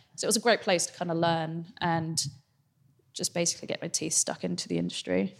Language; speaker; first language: English; native; English